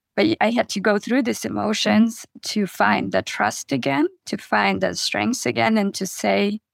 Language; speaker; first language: English; non-native, fluent; Russian